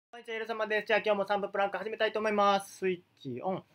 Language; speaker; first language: Japanese; native; Japanese